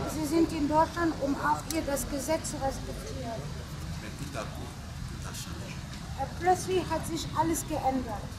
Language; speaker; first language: German; non-native, fluent; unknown